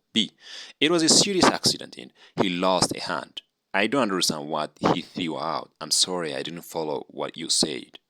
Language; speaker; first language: English; non-native, local second language; Amharic